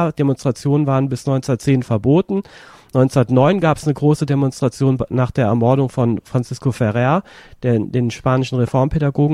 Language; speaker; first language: German; native; German